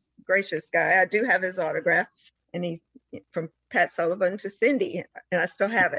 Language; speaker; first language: English; native; English